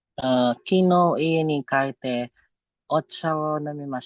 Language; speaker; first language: Japanese; non-native, learner; Filipino